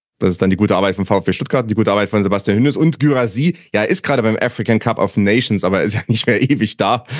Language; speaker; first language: German; native; German